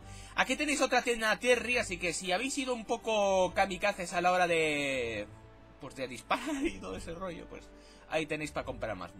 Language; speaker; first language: Spanish; native; Spanish